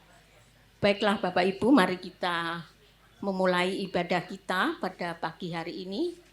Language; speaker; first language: Indonesian; native; Indonesian